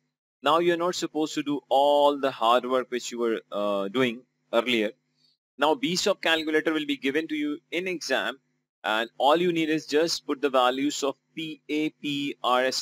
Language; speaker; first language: English; non-native, local second language; Urdu